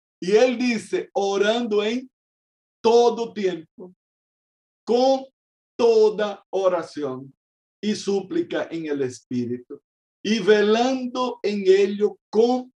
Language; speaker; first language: Spanish; non-native, fluent; Portuguese